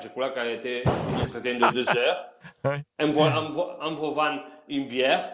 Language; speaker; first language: French; non-native, learner; Spanish